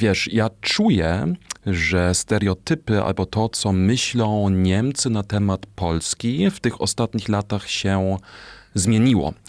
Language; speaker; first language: Polish; non-native, fluent; German